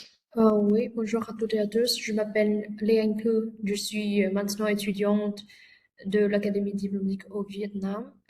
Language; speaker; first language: French; non-native, fluent; Vietnamese